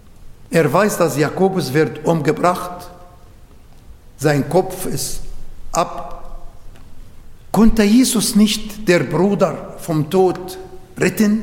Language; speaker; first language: German; non-native, learner; Arabic